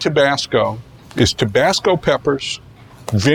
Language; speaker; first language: English; native; English